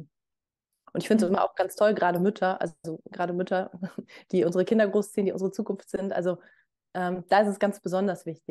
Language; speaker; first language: German; native; German